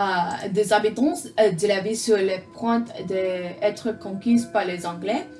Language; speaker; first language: French; non-native, learner; English